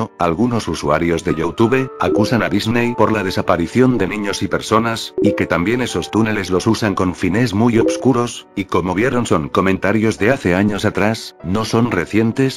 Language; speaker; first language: Spanish; native; Spanish